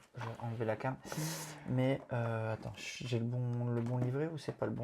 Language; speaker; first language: French; native; French